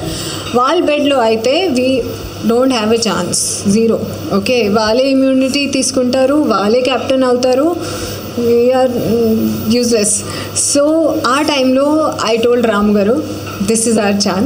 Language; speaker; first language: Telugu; non-native, learner; Hindi